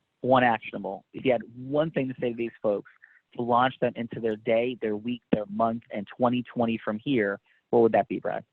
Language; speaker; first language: English; native; English